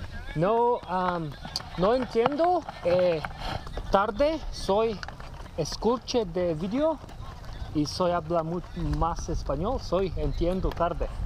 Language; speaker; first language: Spanish; non-native, learner; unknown